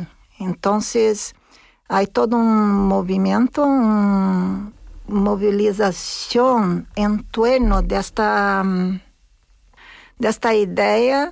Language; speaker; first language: Spanish; non-native, fluent; Portuguese